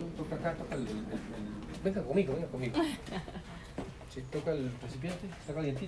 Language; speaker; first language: Spanish; native; Spanish